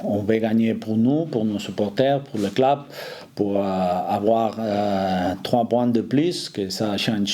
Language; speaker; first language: French; non-native, fluent; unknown